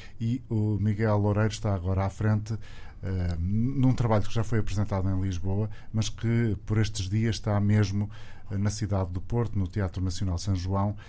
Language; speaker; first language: Portuguese; native; Portuguese